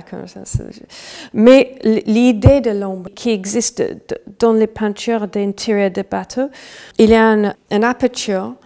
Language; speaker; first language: French; non-native, fluent; English